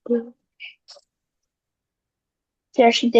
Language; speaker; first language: English; non-native, learner; Indonesian